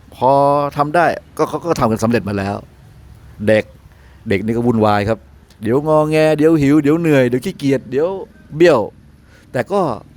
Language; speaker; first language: Thai; native; Thai